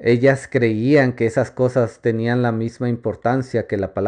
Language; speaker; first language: Spanish; native; Spanish